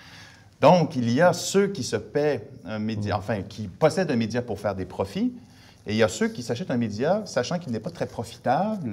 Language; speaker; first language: French; native; French